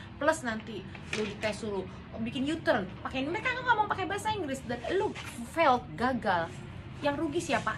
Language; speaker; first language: Indonesian; native; Indonesian